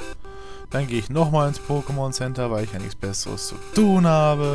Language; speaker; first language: German; native; German